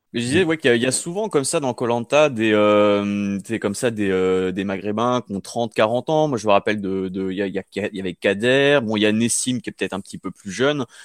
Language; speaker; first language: French; native; French